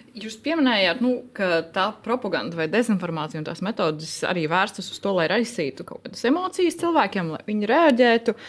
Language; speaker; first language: Latvian; native; Latvian